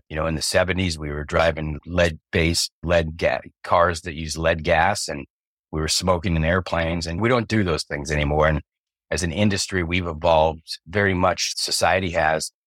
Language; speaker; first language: English; native; English